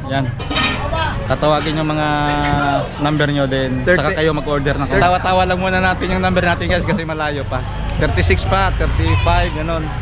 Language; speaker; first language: Filipino; native; Filipino